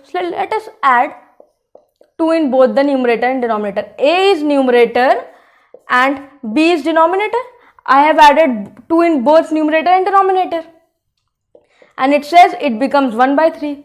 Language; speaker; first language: English; non-native, local second language; Hindi